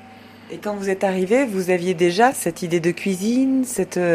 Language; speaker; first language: French; native; French